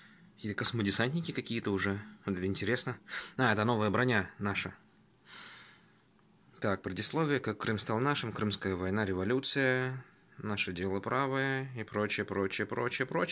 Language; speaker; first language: Russian; native; Russian